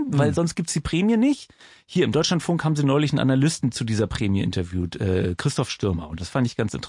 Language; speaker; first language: German; native; German